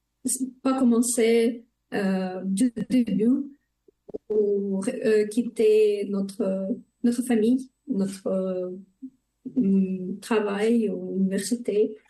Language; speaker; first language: French; non-native, fluent; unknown